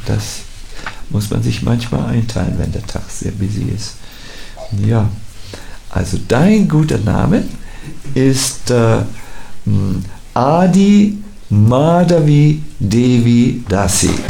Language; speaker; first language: German; native; German